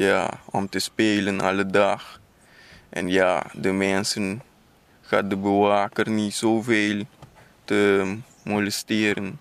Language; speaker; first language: Dutch; non-native, learner; Papiamento